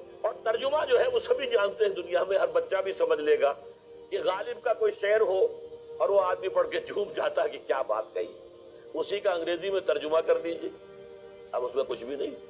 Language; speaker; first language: Urdu; native; Urdu